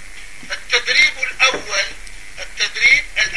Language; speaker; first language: Arabic; non-native, fluent; French